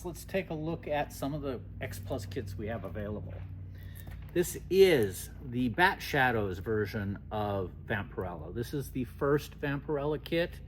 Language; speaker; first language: English; native; English